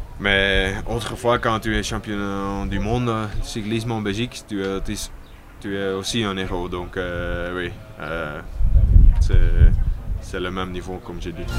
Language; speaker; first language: French; non-native, local second language; Dutch